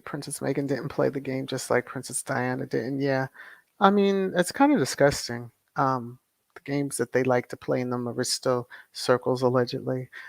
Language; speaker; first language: English; native; English